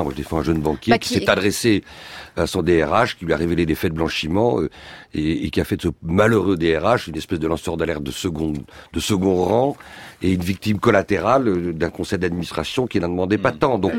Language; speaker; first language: French; native; French